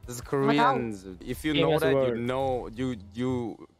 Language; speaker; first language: English; non-native, learner; Korean